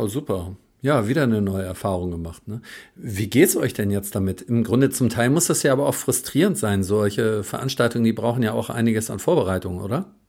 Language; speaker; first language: German; native; German